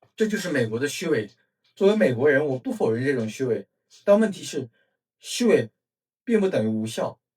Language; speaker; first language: Chinese; non-native, fluent; English